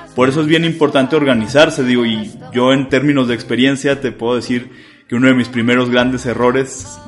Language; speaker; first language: Spanish; native; Spanish